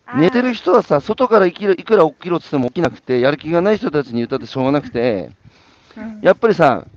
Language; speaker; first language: Japanese; native; Japanese